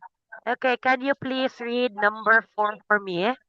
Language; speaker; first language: English; non-native, fluent; Filipino